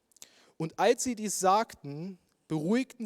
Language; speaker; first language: German; native; German